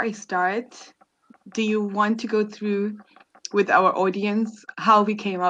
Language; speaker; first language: English; non-native, local second language; Shona